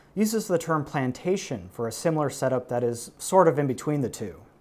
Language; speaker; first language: English; native; English